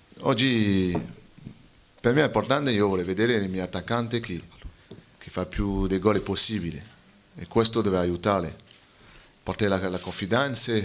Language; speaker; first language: Italian; non-native, fluent; French